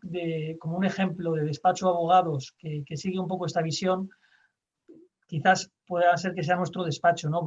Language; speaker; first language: Spanish; native; Spanish